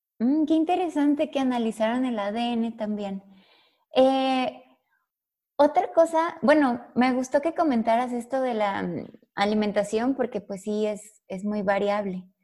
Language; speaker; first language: Spanish; native; Spanish